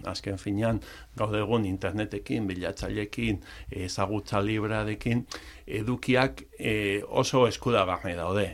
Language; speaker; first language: Basque; non-native, local second language; Spanish